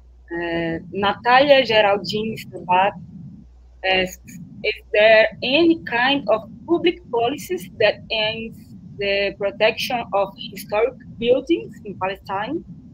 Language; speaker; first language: English; non-native, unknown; Portuguese